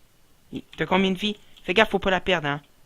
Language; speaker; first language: French; native; French